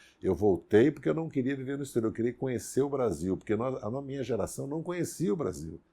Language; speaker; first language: Portuguese; native; Portuguese